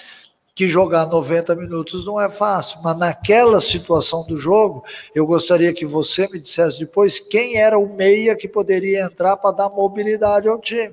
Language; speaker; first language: Portuguese; native; Portuguese